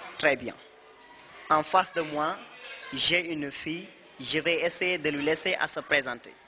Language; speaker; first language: French; non-native, fluent; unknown